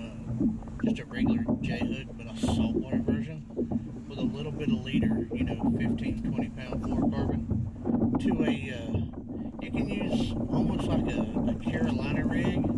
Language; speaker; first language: English; native; English